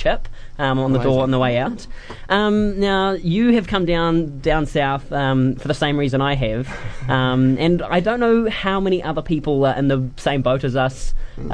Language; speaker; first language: English; native; English